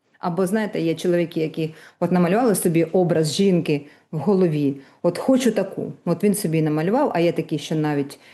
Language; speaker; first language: Ukrainian; non-native, local second language; Russian